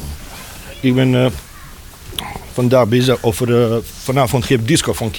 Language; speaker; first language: Dutch; non-native, learner; Bosnian